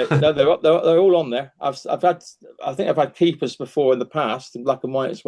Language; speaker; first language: English; native; English